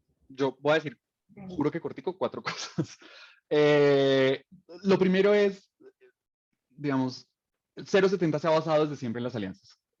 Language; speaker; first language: Spanish; native; Spanish